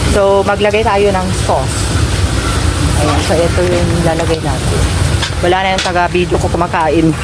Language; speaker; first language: Filipino; native; Filipino